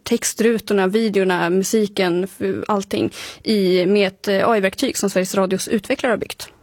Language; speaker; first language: Swedish; native; Swedish